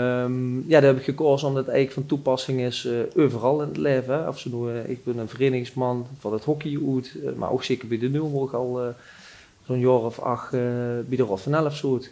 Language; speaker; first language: Dutch; native; Dutch